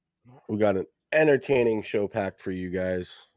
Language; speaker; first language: English; native; English